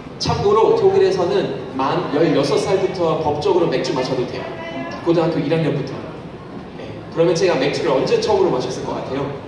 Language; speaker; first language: Korean; non-native, fluent; German